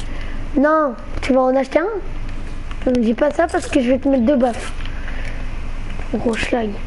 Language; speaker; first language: French; native; French